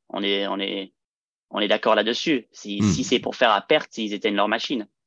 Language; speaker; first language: French; early bilingual, heritage; French